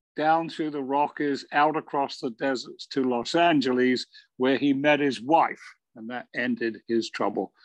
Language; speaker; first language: English; native; English